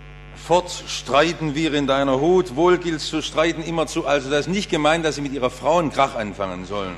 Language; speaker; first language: German; native; German